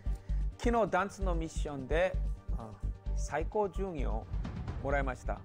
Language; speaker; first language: Japanese; non-native, learner; Korean